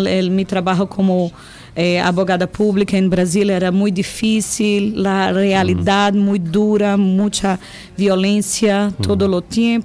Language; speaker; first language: Spanish; non-native, learner; Portuguese